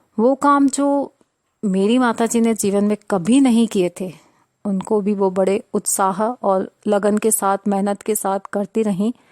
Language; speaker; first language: Hindi; non-native, local second language; Sindhi